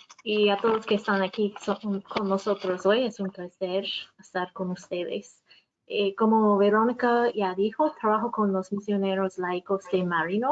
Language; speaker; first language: Spanish; non-native, fluent; English